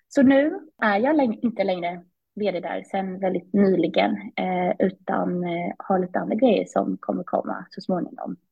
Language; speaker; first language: Swedish; native; Swedish